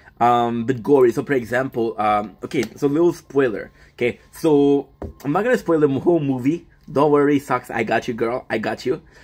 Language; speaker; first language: English; non-native, fluent; French